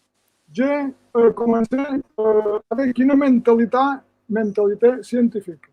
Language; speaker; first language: French; non-native, fluent; Spanish